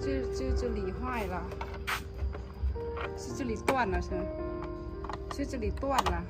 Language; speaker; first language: Chinese; non-native, learner; Lao